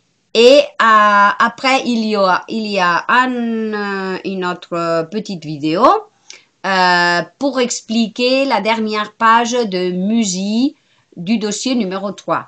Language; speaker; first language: French; non-native, fluent; Spanish